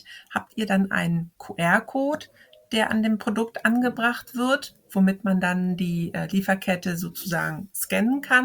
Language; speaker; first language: German; native; German